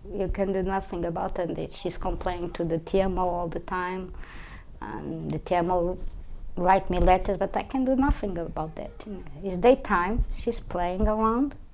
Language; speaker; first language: English; non-native, learner; Portuguese